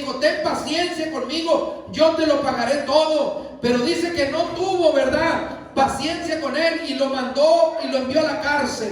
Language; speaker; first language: Spanish; native; Spanish